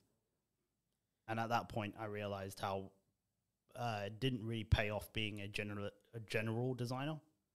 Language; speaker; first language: English; native; English